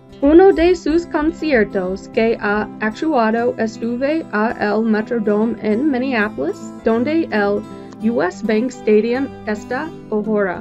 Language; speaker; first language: Spanish; non-native, learner; English